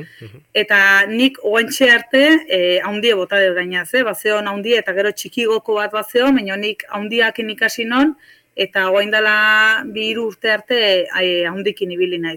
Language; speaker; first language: Basque; native; Basque